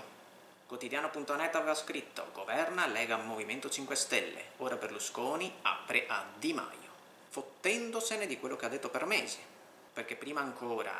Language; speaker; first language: Italian; native; Italian